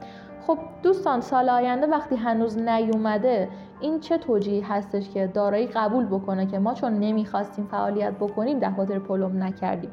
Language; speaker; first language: Persian; native; Persian